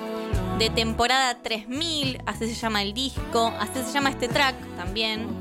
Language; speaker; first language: Spanish; native; Spanish